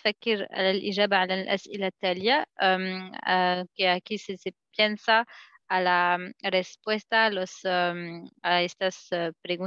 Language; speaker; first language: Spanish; non-native, learner; Arabic